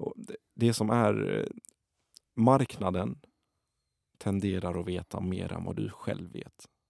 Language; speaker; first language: Swedish; early bilingual, other home language; Arabic